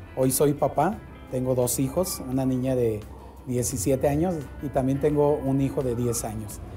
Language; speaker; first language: Spanish; native; Spanish